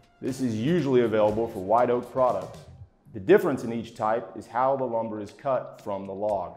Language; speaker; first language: English; native; English